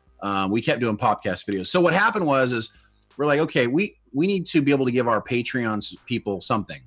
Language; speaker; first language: English; native; English